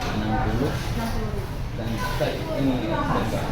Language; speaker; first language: Indonesian; non-native, learner; Arabic